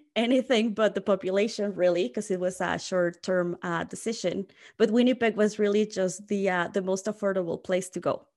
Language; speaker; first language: English; non-native, fluent; Spanish